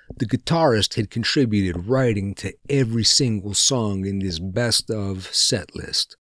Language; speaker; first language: English; native; English